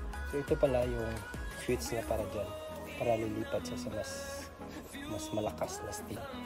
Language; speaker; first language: Filipino; native; Filipino